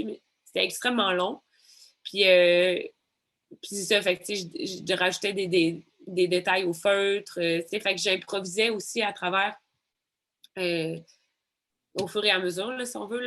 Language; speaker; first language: French; native; French